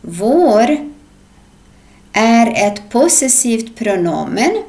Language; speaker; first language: Swedish; non-native, fluent; Arabic